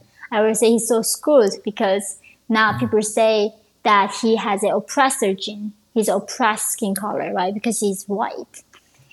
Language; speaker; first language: English; non-native, fluent; Korean